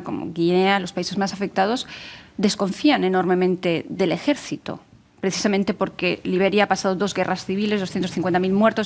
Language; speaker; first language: Spanish; native; Spanish